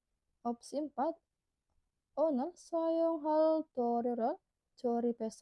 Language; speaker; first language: Korean; non-native, fluent; Indonesian